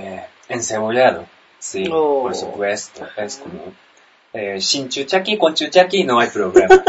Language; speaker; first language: Spanish; non-native, learner; Japanese